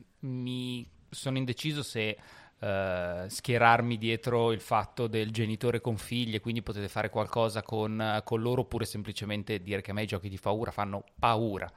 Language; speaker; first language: Italian; native; Italian